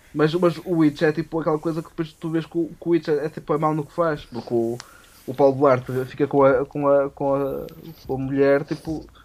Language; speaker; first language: Portuguese; native; Portuguese